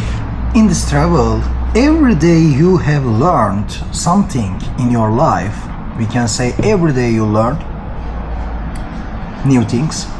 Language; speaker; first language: English; non-native, learner; Turkish